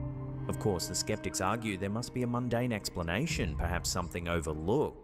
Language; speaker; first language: English; native; English